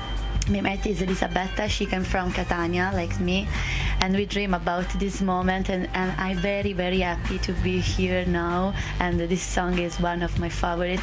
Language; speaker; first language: English; non-native, fluent; Italian